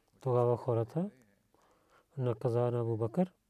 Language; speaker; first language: Bulgarian; non-native, learner; Urdu